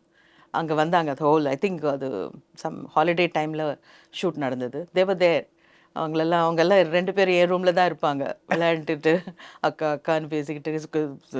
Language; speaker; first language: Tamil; non-native, local second language; Telugu